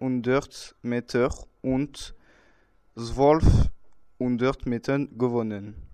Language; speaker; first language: German; non-native, learner; French